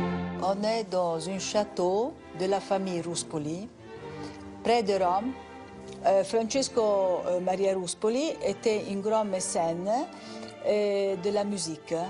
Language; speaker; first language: French; non-native, fluent; Italian